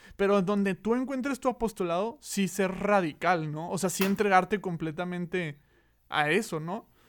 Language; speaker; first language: Spanish; native; Spanish